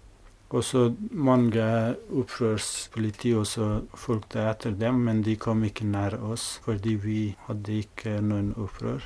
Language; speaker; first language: Norwegian; non-native, fluent; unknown